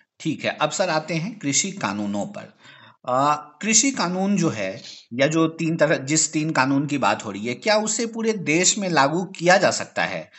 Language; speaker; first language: Hindi; native; Hindi